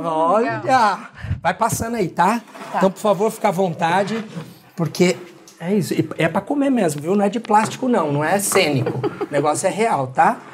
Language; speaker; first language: Portuguese; native; Portuguese